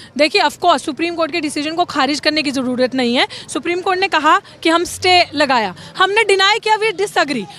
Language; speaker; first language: Hindi; native; Hindi